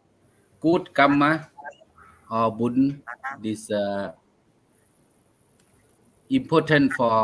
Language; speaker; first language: English; non-native, learner; Thai